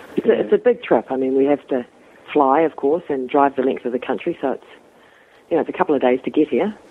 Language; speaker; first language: English; native; English